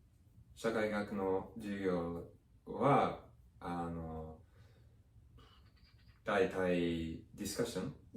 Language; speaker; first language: Japanese; non-native, fluent; English